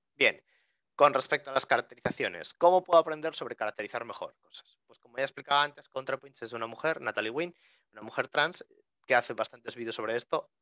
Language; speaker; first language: Spanish; native; Spanish